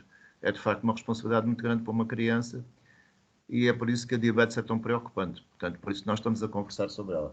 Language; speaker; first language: Portuguese; native; Portuguese